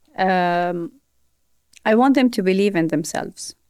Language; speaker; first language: English; non-native, fluent; Arabic